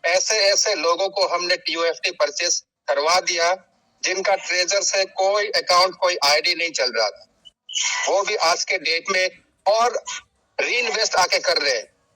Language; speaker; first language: Hindi; native; Hindi